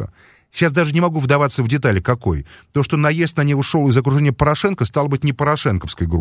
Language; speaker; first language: Russian; native; Russian